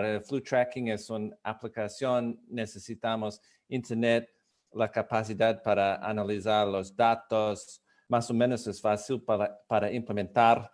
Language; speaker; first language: Spanish; non-native, fluent; English